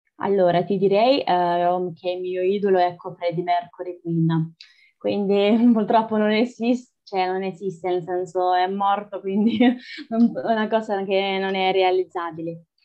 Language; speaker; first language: Italian; early bilingual, other home language; Lithuanian